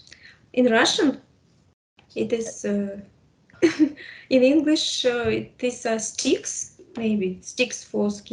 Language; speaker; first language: English; non-native, fluent; Russian